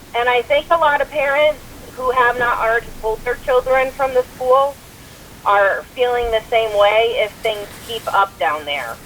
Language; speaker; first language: English; native; English